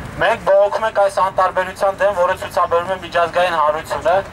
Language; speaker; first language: Armenian; non-native, local second language; Kurdish